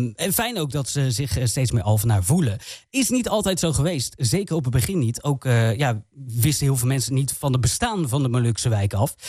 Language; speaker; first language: Dutch; native; Dutch